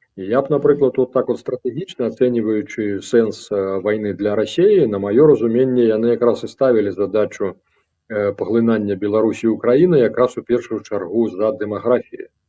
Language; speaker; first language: Belarusian; native; Belarusian